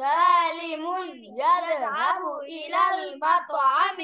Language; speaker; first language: Arabic; non-native, learner; Bangla